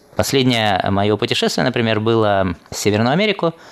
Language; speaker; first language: Russian; native; Russian